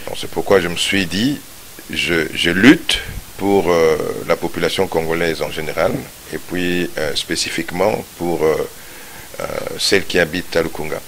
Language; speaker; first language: French; non-native, local second language; Lingala